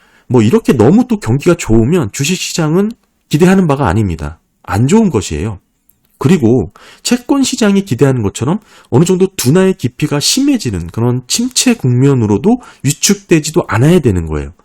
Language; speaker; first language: Korean; native; Korean